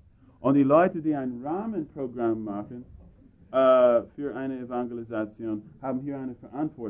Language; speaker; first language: German; non-native, fluent; English